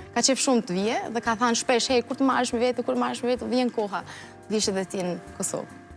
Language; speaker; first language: Albanian; early bilingual, heritage; Albanian